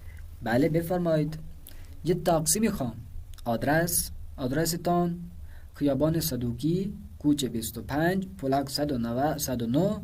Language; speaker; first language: Persian; non-native, fluent; Urdu